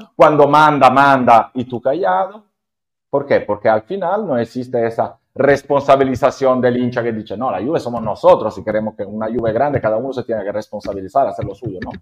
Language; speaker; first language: Spanish; non-native, fluent; Italian